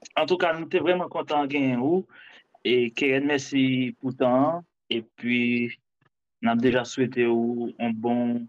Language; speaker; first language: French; non-native, local second language; Haitian Creole